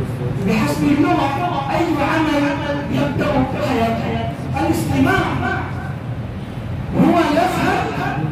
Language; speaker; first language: Arabic; non-native, fluent; Urdu